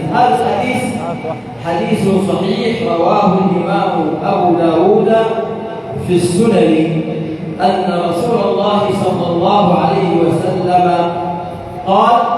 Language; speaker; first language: Arabic; native; Arabic